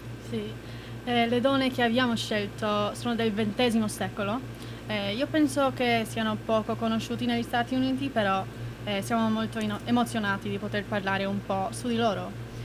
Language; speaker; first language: Italian; non-native, fluent; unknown